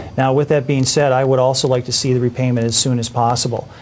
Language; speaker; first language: English; native; English